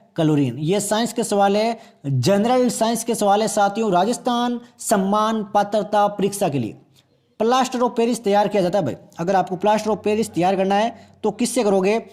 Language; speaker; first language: Hindi; native; Hindi